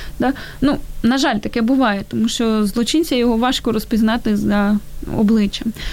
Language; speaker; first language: Ukrainian; native; Ukrainian